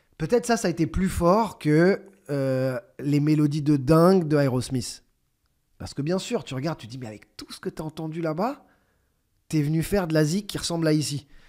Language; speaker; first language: French; native; French